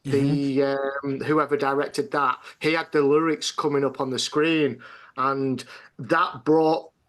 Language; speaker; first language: English; native; English